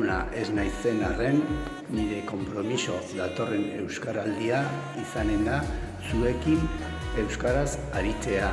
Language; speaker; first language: Basque; non-native, local second language; Spanish